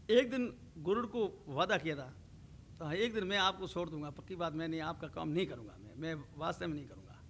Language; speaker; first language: Hindi; non-native, local second language; Rajasthani